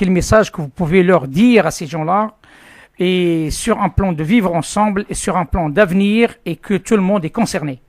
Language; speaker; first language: French; non-native, local second language; Arabic